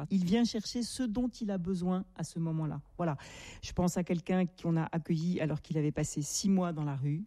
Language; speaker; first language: French; native; French